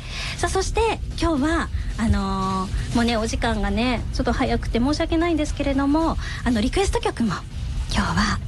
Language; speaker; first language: Japanese; native; Japanese